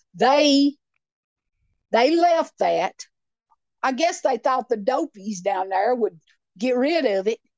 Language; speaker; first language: English; native; English